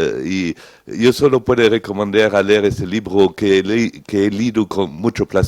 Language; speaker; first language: Spanish; non-native, learner; Luxembourgish